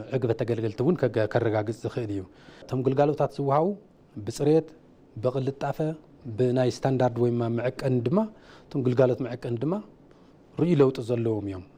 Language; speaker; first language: Tigrinya; native; Tigrinya